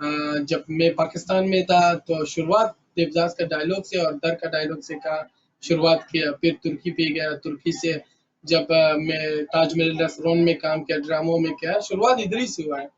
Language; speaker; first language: Hindi; early bilingual, other home language; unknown